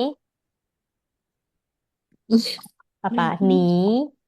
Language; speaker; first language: Indonesian; native; Indonesian